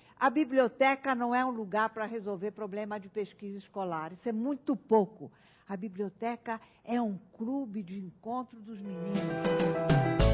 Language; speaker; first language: Portuguese; early bilingual, other home language; Italian